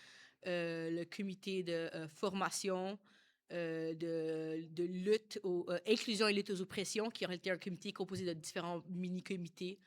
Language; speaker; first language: French; native; French